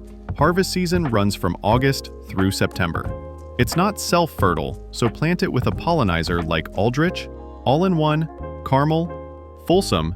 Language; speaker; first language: English; native; English